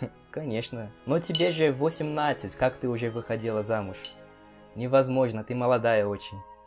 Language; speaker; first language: Russian; non-native, fluent; Portuguese